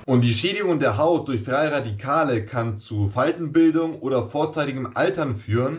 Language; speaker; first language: German; native; German